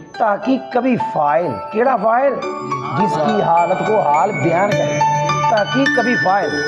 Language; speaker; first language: Urdu; non-native, local second language; Punjabi